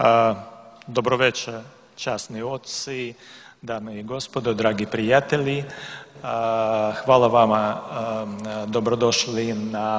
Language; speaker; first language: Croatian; non-native, learner; Russian